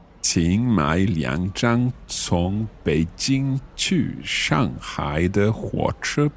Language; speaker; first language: Chinese; non-native, learner; English